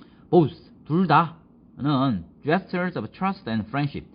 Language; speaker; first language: English; non-native, fluent; Korean